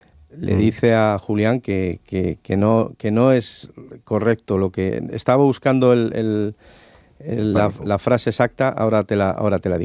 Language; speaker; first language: Spanish; native; Spanish